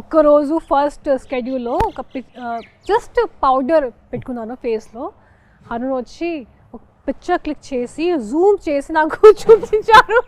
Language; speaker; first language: Telugu; non-native, fluent; Hindi